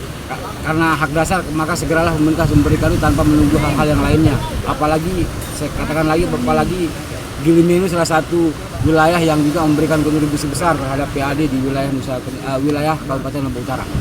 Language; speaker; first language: Indonesian; native; Indonesian